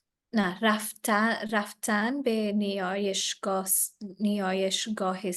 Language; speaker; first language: Persian; non-native, learner; English